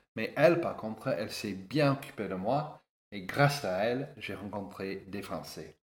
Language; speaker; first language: French; non-native, fluent; English